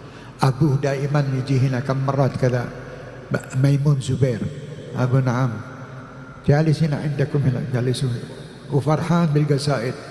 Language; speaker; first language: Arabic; non-native, fluent; Indonesian